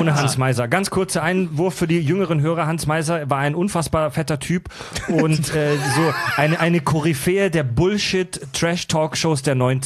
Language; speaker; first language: German; native; German